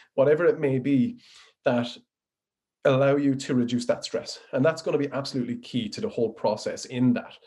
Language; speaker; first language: English; native; English